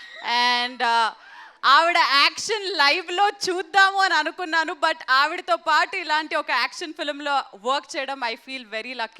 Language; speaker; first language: Telugu; native; Telugu